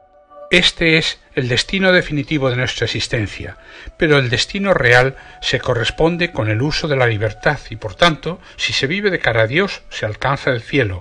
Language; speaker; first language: Spanish; native; Spanish